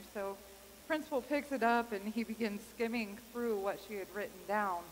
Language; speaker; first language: English; native; English